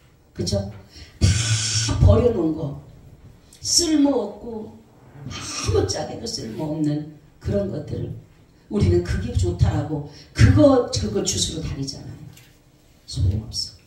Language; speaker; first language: Korean; native; Korean